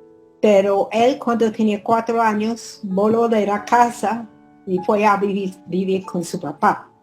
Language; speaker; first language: Spanish; non-native, fluent; English